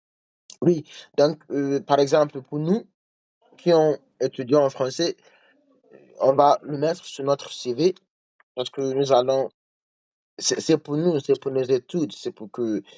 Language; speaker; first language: French; non-native, learner; English